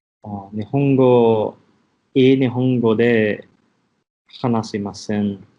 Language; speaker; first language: Japanese; non-native, learner; English